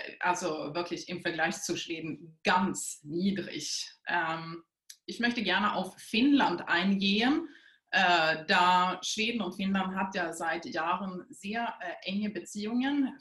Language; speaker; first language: German; non-native, fluent; Swedish